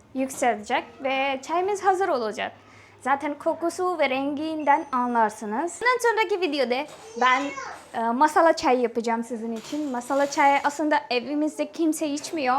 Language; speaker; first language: Turkish; non-native, fluent; Hindi